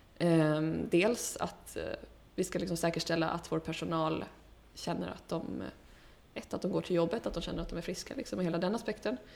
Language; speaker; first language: Swedish; early bilingual, heritage; Swedish